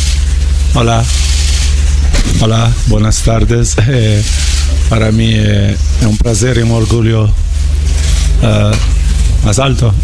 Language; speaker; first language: Spanish; non-native, learner; Kabuverdianu